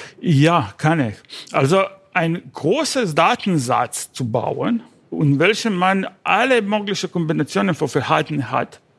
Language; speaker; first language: German; non-native, fluent; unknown